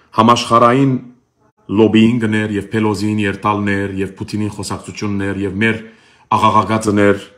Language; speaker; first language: Armenian; early bilingual, heritage; Armenian